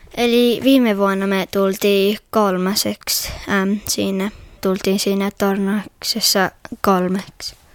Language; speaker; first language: Finnish; early bilingual, heritage; Finnish